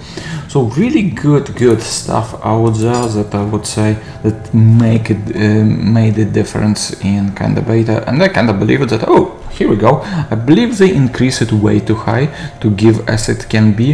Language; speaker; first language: English; non-native, fluent; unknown